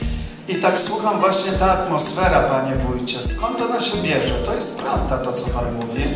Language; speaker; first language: Polish; native; Polish